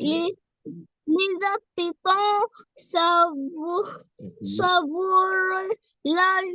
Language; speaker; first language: French; non-native, learner; Arabic